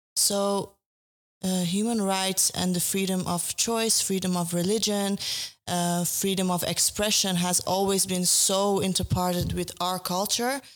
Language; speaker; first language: English; non-native, fluent; Persian